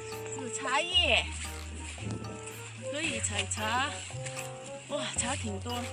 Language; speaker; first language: Chinese; non-native, local second language; Min Nan Chinese